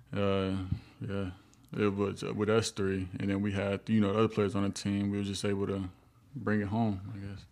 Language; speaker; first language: English; native; English